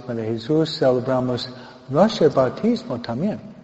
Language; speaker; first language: Spanish; non-native, fluent; English